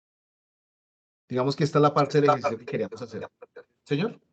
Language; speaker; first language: Spanish; native; Spanish